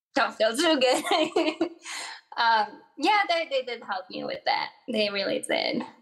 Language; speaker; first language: English; early bilingual, other home language; Arabic